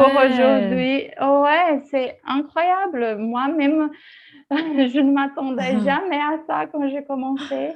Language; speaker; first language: French; non-native, fluent; Portuguese